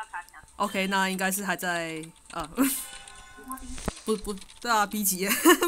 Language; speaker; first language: Chinese; native; Chinese